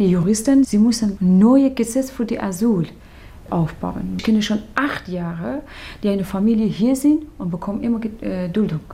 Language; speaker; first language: German; non-native, learner; Persian